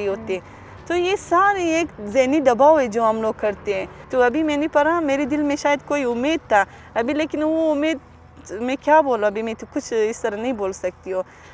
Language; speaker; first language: Hindi; non-native, local second language; Uzbek